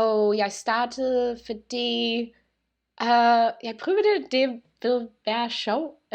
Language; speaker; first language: Danish; non-native, fluent; English